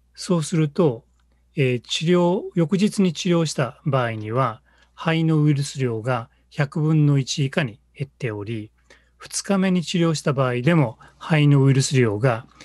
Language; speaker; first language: Japanese; native; Japanese